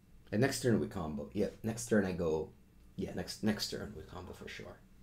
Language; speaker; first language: English; non-native, fluent; Italian